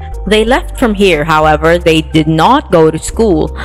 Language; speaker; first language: English; non-native, local second language; Filipino